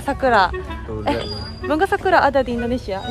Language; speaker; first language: Indonesian; non-native, learner; Japanese